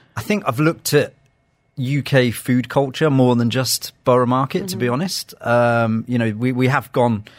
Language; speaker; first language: English; native; English